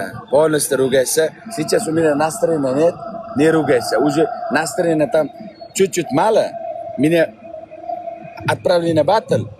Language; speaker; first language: Russian; non-native, local second language; Uzbek